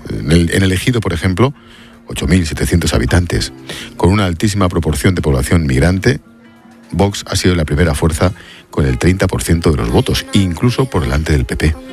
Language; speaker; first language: Spanish; native; Spanish